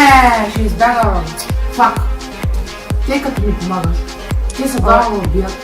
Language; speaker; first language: Bulgarian; native; Bulgarian